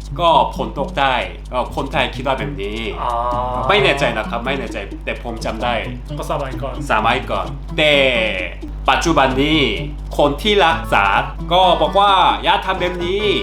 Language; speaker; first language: Thai; non-native, learner; Korean